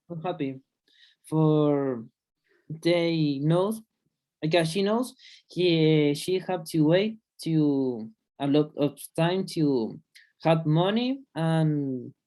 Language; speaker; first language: English; non-native, learner; Spanish